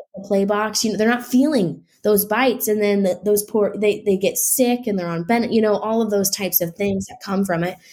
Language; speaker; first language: English; native; English